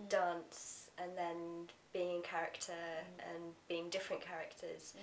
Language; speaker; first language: English; native; English